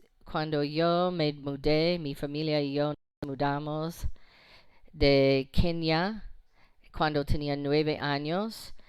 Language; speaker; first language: Spanish; non-native, fluent; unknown